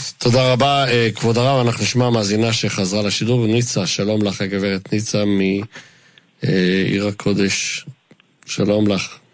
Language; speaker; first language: Hebrew; native; Hebrew